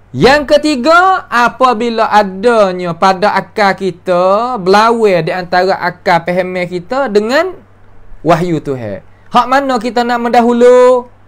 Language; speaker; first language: Malay; native; Malay